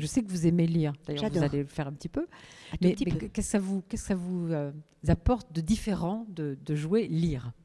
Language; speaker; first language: French; native; French